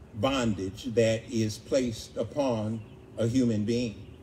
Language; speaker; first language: English; native; English